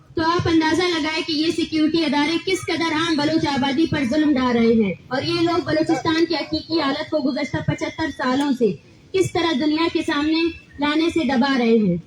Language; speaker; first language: Urdu; non-native, local second language; Baluchi